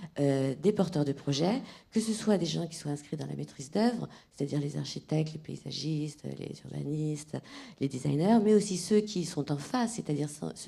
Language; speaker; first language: French; native; French